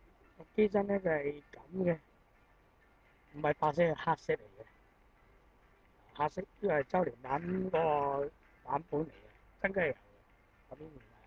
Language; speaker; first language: Chinese; native; Chinese